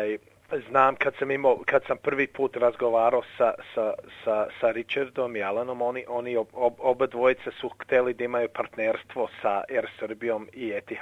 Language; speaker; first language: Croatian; early bilingual, heritage; English